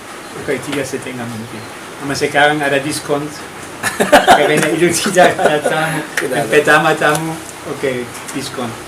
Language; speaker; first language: Indonesian; non-native, learner; German